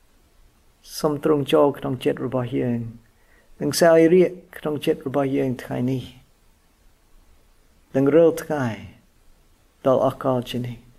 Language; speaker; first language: Khmer; non-native, fluent; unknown